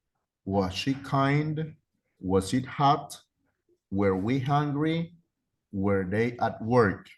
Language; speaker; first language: English; non-native, fluent; Spanish